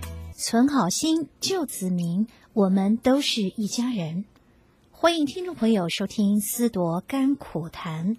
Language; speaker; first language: Chinese; native; Chinese